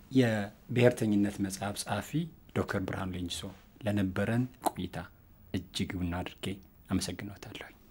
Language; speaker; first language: Amharic; native; Amharic